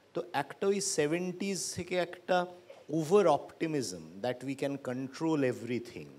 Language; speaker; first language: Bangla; non-native, local second language; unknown